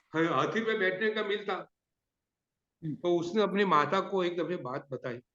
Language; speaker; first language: Hindi; non-native, local second language; Gujarati